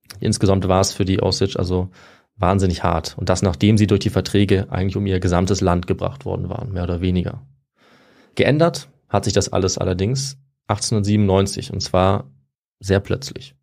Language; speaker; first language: German; native; German